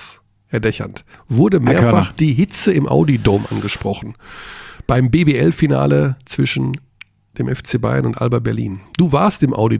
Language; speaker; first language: German; native; German